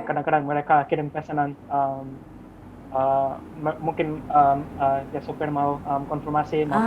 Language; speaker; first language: Indonesian; non-native, fluent; English